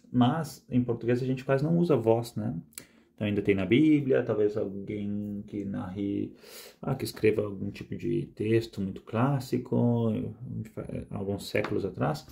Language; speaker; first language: Portuguese; non-native, fluent; Spanish